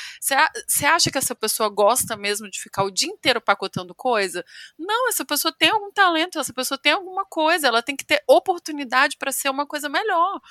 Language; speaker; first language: Portuguese; native; Portuguese